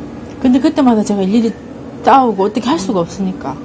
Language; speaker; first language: Korean; non-native, fluent; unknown